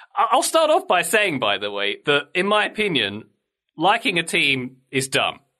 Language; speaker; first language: English; native; English